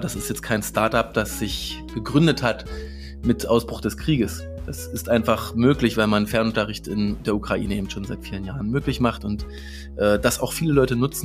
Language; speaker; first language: German; native; German